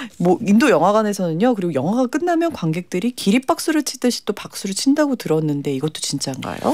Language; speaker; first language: Korean; native; Korean